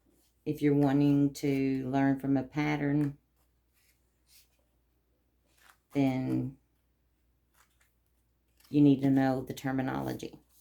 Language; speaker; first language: English; native; English